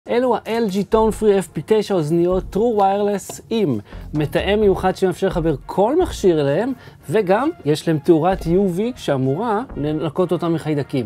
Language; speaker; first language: Hebrew; native; Hebrew